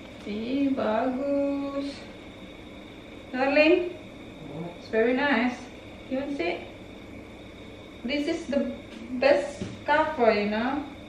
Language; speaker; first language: English; non-native, learner; Indonesian